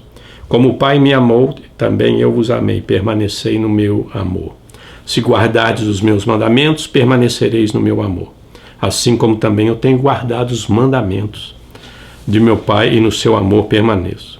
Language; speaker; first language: Portuguese; native; Portuguese